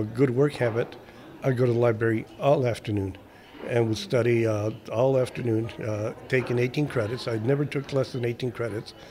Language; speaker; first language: English; early bilingual, other home language; Spanish